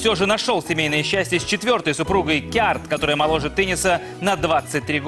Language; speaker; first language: Russian; native; Russian